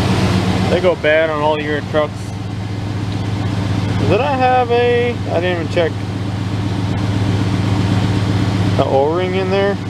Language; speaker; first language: English; native; English